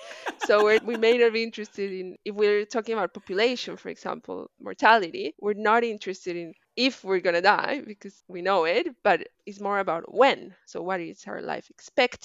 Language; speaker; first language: English; non-native, fluent; Spanish